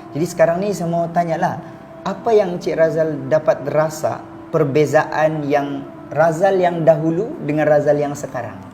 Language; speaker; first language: Malay; native; Malay